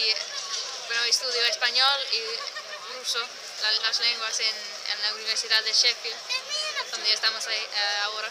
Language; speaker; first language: Spanish; non-native, learner; English